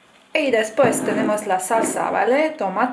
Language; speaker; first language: Spanish; non-native, fluent; Italian